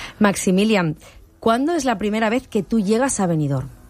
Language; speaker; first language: Spanish; native; Spanish